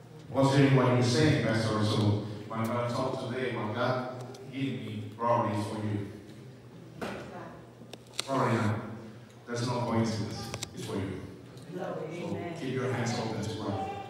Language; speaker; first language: English; non-native, learner; Spanish